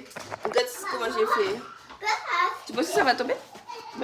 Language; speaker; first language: French; native; French